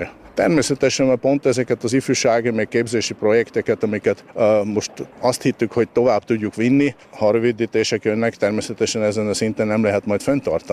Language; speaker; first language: Hungarian; native; Hungarian